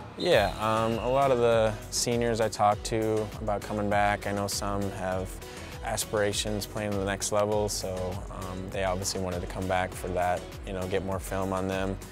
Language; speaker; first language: English; native; English